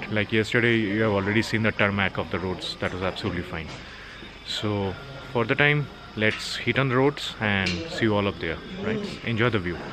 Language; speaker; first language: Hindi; non-native, local second language; Bangla